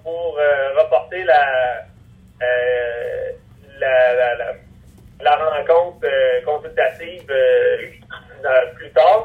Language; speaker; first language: French; native; French